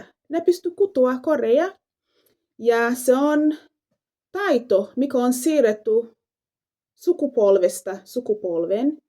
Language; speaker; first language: Finnish; non-native, fluent; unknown